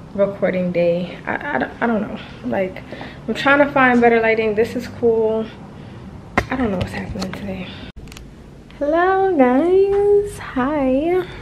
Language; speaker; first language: English; native; English